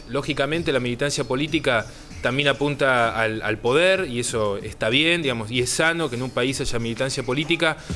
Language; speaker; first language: Spanish; native; Spanish